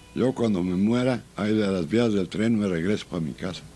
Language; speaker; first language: Spanish; native; Spanish